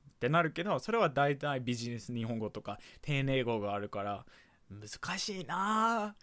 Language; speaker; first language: Japanese; non-native, fluent; English